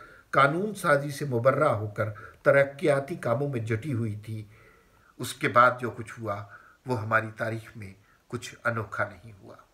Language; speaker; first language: Urdu; native; Urdu